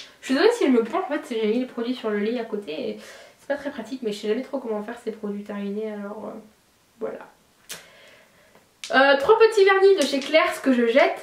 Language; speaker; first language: French; native; French